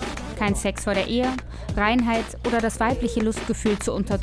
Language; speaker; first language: German; native; German